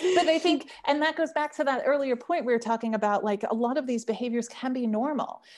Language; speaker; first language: English; native; English